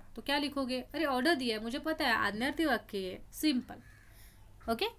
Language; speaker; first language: Hindi; non-native, local second language; Marathi